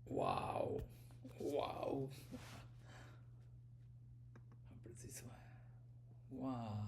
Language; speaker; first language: English; non-native, learner; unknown